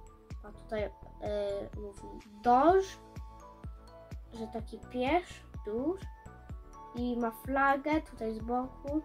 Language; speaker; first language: Polish; early bilingual, heritage; Polish